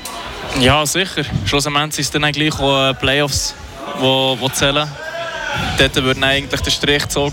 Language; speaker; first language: German; native; German